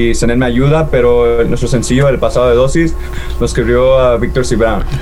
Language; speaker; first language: Spanish; early bilingual, heritage; Spanish